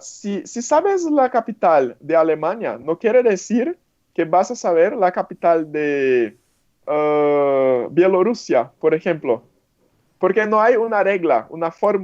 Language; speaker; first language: Spanish; non-native, fluent; Portuguese